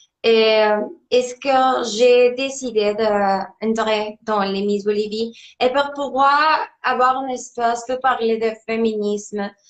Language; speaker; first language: French; non-native, learner; Spanish